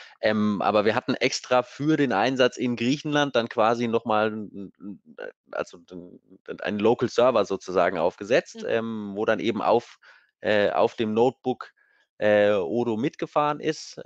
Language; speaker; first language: German; native; German